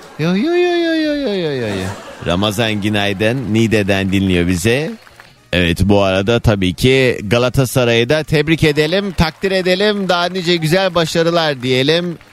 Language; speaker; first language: Turkish; native; Turkish